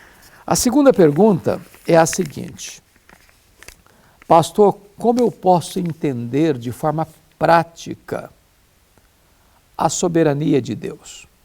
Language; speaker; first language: Portuguese; native; Portuguese